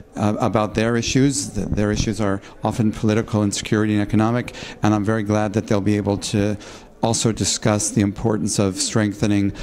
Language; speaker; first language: English; native; English